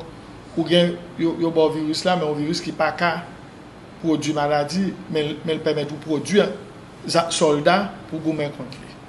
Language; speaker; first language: French; non-native, local second language; Haitian Creole